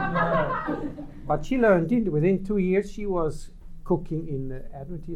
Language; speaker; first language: English; non-native, fluent; Swiss German